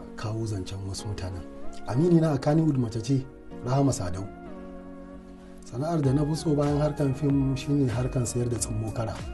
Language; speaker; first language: Hausa; native; Hausa